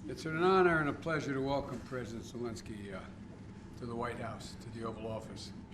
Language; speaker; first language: English; native; English